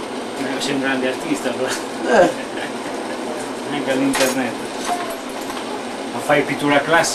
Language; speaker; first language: Italian; native; Italian